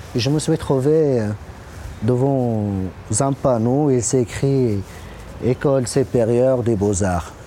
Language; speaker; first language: French; non-native, local second language; Arabic